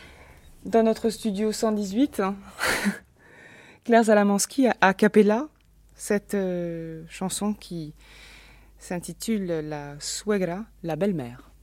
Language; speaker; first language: French; native; French